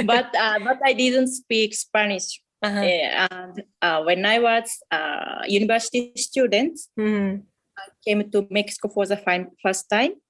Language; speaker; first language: English; non-native, fluent; Japanese